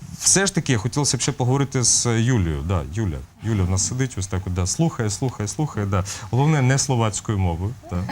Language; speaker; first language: Ukrainian; native; Ukrainian